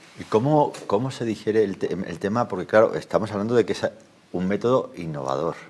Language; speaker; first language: Spanish; native; Spanish